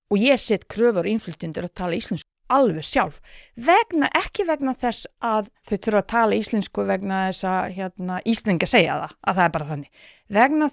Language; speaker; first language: Icelandic; non-native, fluent; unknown